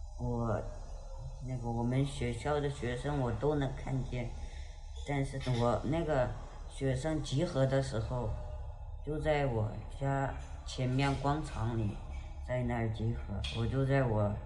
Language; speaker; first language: Chinese; non-native, local second language; Uyghur